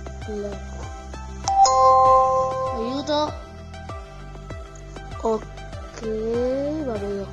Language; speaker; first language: Italian; early bilingual, other home language; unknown